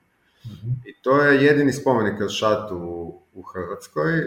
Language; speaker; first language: Serbian; native; Serbian